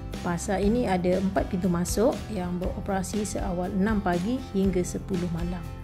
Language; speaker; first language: Malay; native; Malay